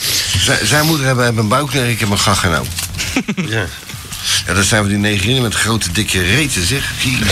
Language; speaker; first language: Dutch; native; Dutch